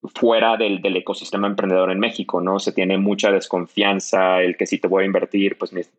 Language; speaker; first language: Spanish; native; Spanish